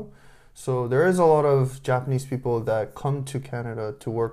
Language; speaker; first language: English; non-native, fluent; Japanese